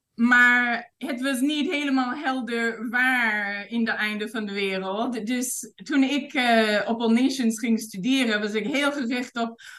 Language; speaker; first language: Dutch; non-native, fluent; English